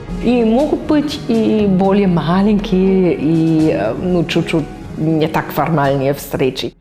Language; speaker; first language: Russian; non-native, fluent; German